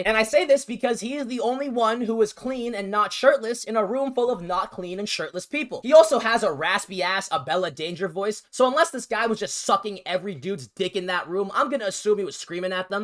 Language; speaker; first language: English; native; English